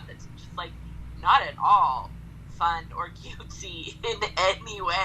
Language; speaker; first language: English; native; English